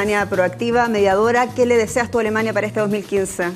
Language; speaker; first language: Spanish; native; Spanish